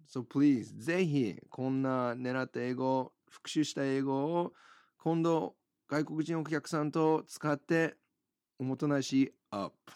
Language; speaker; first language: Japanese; non-native, fluent; English